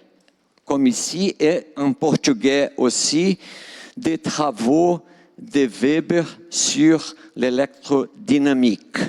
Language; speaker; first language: French; non-native, fluent; Portuguese